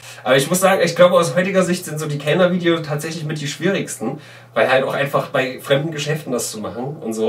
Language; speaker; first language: German; native; German